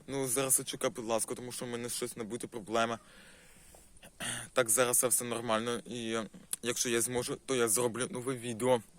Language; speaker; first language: Ukrainian; non-native, local second language; Russian